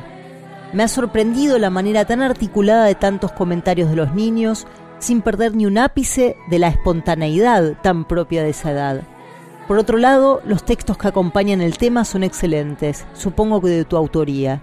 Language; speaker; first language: Spanish; native; Spanish